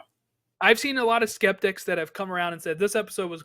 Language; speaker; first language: English; native; English